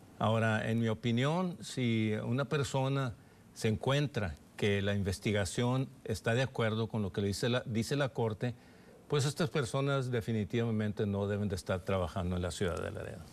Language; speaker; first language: Spanish; early bilingual, heritage; Spanish